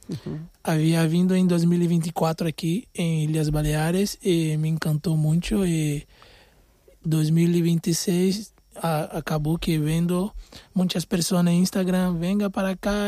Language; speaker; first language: Spanish; non-native, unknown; Portuguese